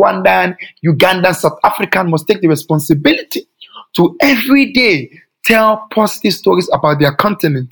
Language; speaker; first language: English; non-native, local second language; Yoruba